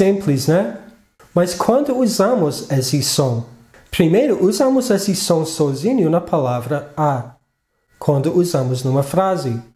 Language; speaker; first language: Portuguese; non-native, fluent; English